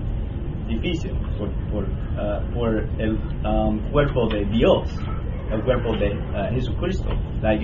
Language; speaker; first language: Spanish; non-native, learner; English